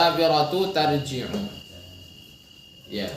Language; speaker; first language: Arabic; non-native, fluent; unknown